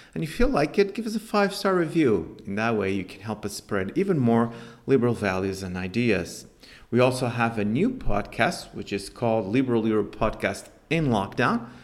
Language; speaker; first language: English; non-native, fluent; Spanish